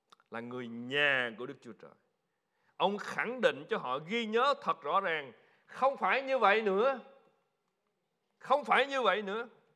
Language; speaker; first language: Vietnamese; native; Vietnamese